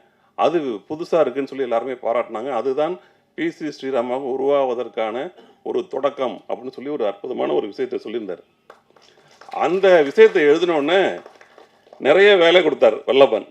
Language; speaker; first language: Tamil; native; Tamil